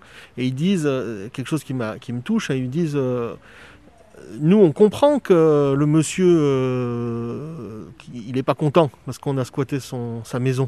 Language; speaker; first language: French; native; French